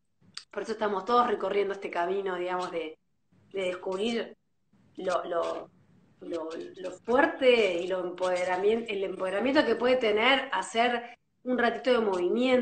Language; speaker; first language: Spanish; native; Spanish